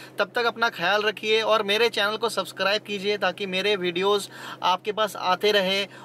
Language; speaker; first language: Hindi; non-native, local second language; Bangla